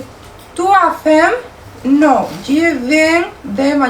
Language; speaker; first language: French; non-native, learner; Spanish